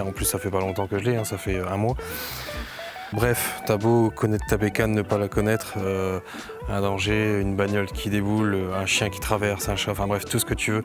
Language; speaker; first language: French; native; French